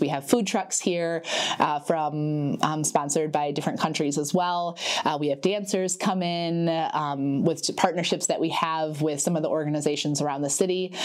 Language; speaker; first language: English; native; English